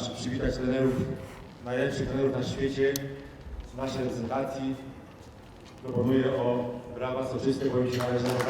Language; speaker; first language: Polish; non-native, learner; French